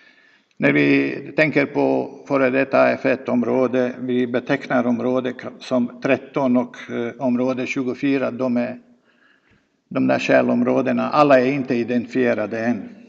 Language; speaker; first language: Swedish; non-native, fluent; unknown